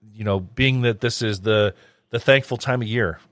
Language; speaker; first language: English; native; English